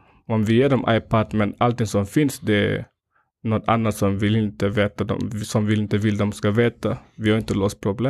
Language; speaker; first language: Swedish; non-native, fluent; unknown